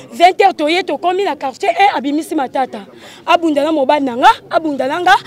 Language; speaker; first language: Lingala; native; Lingala